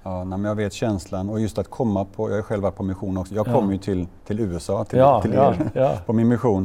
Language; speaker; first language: Swedish; native; Swedish